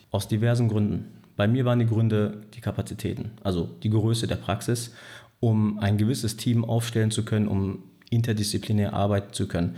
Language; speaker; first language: German; early bilingual, other home language; Turkish